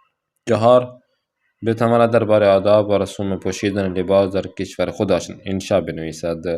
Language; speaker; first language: Persian; non-native, fluent; Urdu